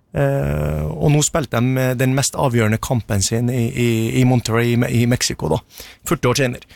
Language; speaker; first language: Norwegian; early bilingual, other home language; Arabic